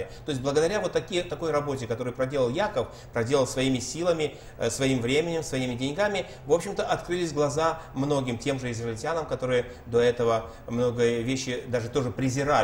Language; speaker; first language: Russian; native; Russian